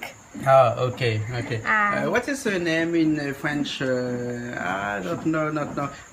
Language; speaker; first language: English; non-native, learner; Réunion Creole French